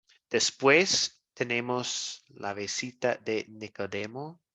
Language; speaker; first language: Spanish; non-native, fluent; English